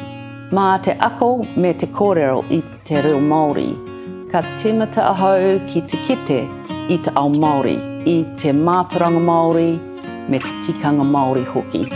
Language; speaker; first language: Māori; non-native, learner; English